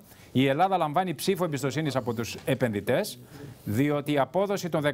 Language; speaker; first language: Greek; native; Greek